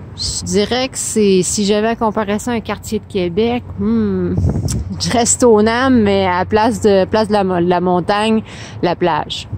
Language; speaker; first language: French; early bilingual, heritage; French